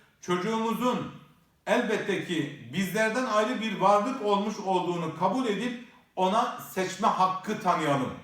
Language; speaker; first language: Turkish; native; Turkish